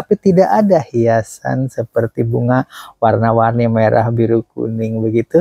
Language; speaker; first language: Indonesian; native; Indonesian